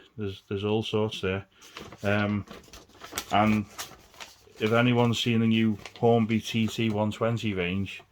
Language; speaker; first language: English; native; English